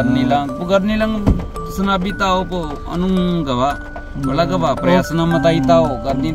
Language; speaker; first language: Filipino; non-native, local second language; Punjabi